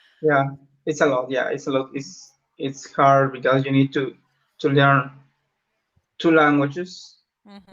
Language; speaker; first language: English; non-native, learner; Spanish